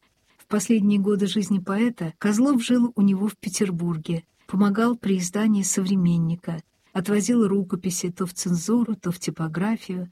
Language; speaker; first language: Russian; native; Russian